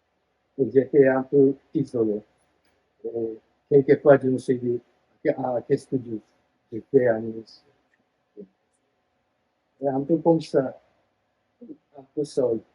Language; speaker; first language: French; non-native, fluent; Japanese